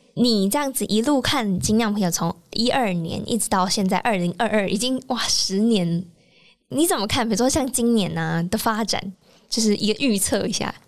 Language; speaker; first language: Chinese; native; Chinese